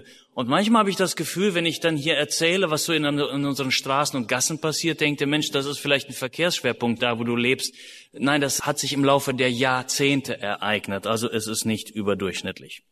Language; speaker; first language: German; native; German